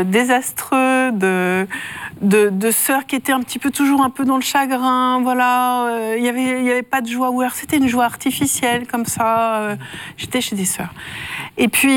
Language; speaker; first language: French; native; French